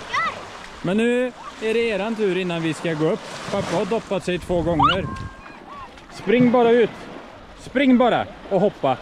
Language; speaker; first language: Swedish; native; Swedish